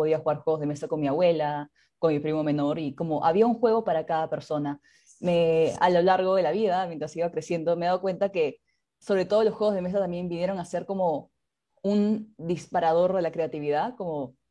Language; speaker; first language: Spanish; native; Spanish